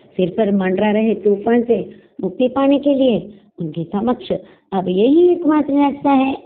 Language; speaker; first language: Hindi; non-native, local second language; Telugu